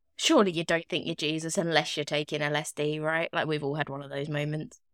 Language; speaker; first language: English; native; English